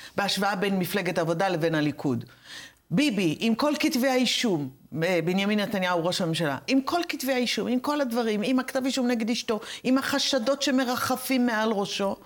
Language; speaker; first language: Hebrew; native; Hebrew